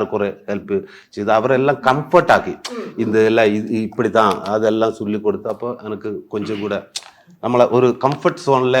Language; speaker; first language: Tamil; non-native, learner; Malayalam